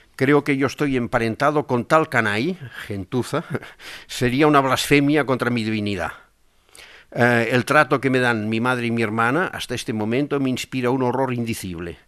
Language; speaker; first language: Spanish; non-native, local second language; Catalan